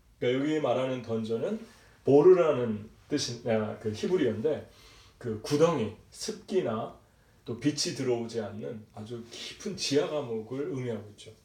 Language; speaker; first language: Korean; native; Korean